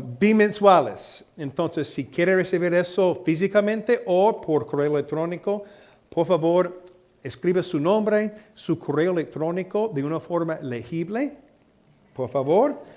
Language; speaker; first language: Spanish; non-native, fluent; English